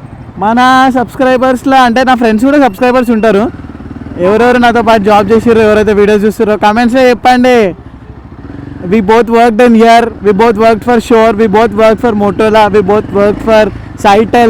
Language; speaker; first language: Telugu; native; Telugu